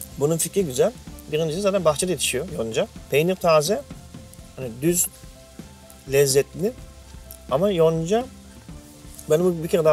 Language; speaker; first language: Turkish; native; Turkish